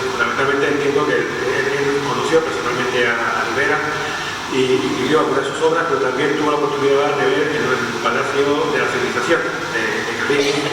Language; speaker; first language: Spanish; native; Spanish